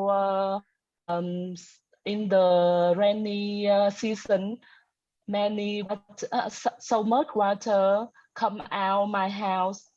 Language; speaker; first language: English; non-native, learner; Vietnamese